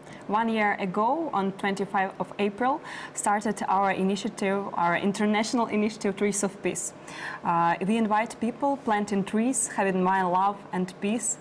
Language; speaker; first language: English; non-native, learner; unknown